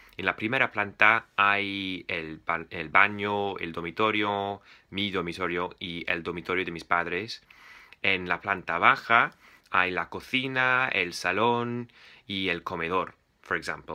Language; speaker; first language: Spanish; non-native, fluent; English